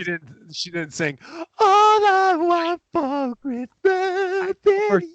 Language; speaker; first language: English; native; English